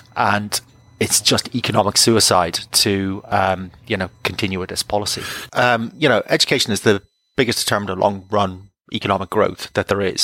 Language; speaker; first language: English; native; English